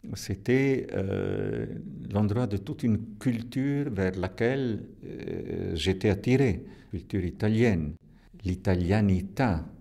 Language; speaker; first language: French; non-native, local second language; Italian